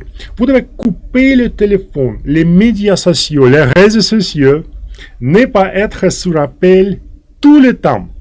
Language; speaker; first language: French; non-native, fluent; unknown